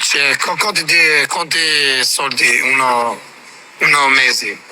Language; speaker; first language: Italian; non-native, learner; Albanian